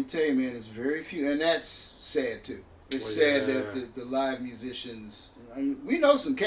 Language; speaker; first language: English; native; English